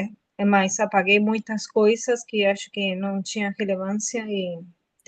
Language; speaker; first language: Portuguese; non-native, fluent; Spanish